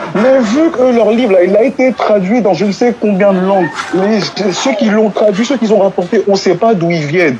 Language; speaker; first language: French; non-native, local second language; Wolof